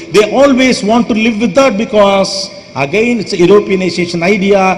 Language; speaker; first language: English; non-native, local second language; Tamil